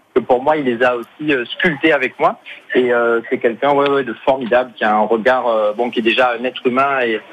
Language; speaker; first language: French; native; French